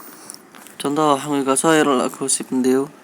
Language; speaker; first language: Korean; non-native, learner; Indonesian